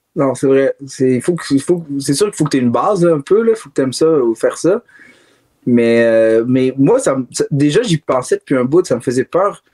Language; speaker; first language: French; native; French